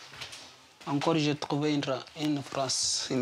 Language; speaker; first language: French; non-native, learner; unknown